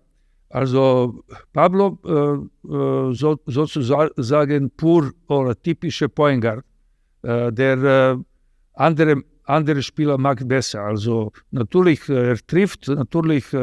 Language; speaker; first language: German; non-native, fluent; Serbian